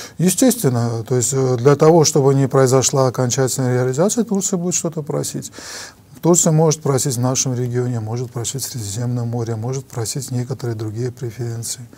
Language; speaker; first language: Russian; non-native, local second language; Armenian